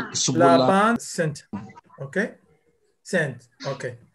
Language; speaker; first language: Indonesian; non-native, learner; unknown